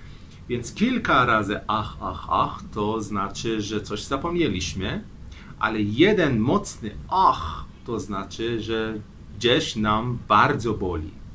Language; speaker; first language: Polish; non-native, fluent; Persian